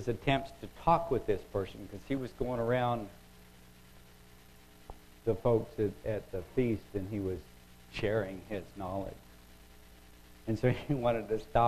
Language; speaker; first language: English; native; English